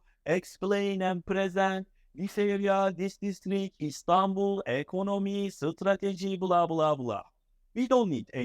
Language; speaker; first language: English; non-native, fluent; Turkish